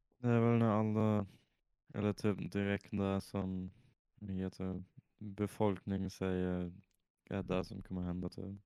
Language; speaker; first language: Swedish; native; Swedish